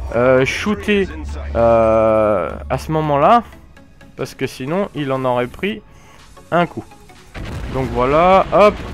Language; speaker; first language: French; native; French